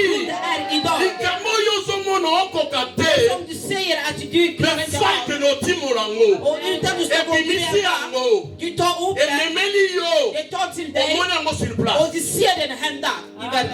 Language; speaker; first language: Swedish; non-native, learner; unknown